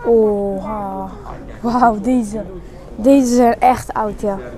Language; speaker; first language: Dutch; early bilingual, other home language; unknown